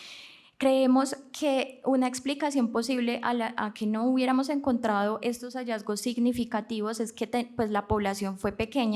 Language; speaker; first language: Spanish; native; Spanish